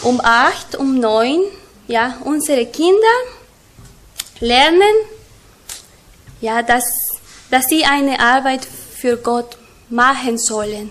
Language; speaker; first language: German; non-native, learner; Spanish